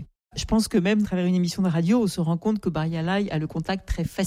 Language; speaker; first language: French; native; French